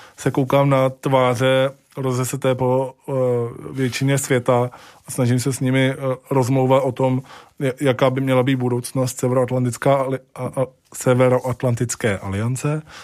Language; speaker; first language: Czech; native; Czech